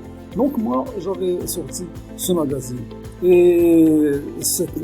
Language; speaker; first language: French; non-native, local second language; Arabic